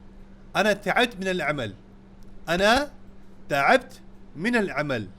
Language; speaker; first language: Arabic; non-native, fluent; Urdu